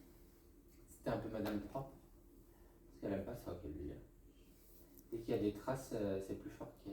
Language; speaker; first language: French; native; French